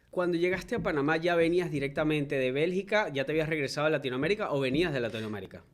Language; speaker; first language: Spanish; native; Spanish